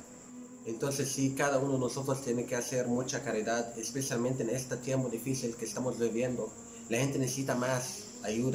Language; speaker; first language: Spanish; non-native, learner; Arabic